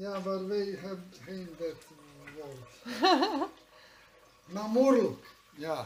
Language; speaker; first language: Dutch; non-native, learner; Serbian